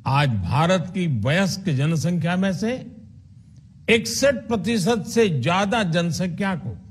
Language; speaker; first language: Hindi; non-native, local second language; Gujarati